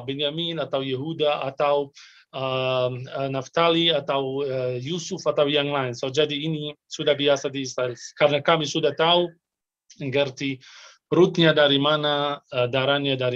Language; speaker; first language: Indonesian; non-native, fluent; Arabic